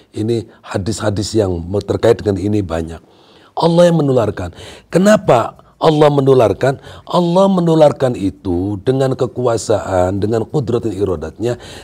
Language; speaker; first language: Indonesian; non-native, local second language; Sundanese